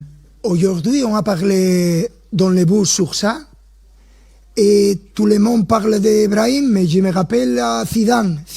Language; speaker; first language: French; non-native, fluent; Spanish